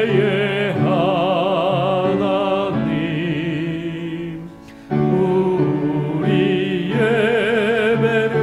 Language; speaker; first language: Korean; native; Korean